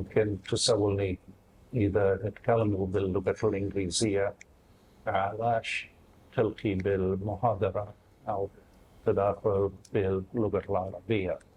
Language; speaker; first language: Arabic; non-native, fluent; English